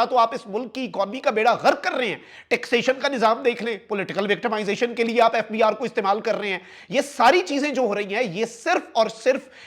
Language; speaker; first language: Urdu; native; Urdu